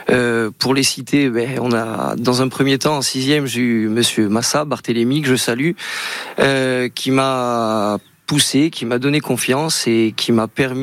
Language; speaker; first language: French; native; French